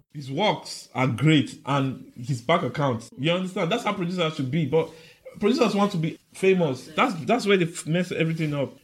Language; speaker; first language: English; non-native, local second language; Bini